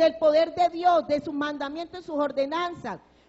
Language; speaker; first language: Spanish; native; Spanish